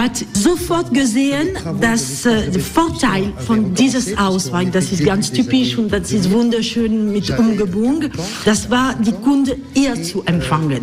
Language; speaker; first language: German; non-native, fluent; French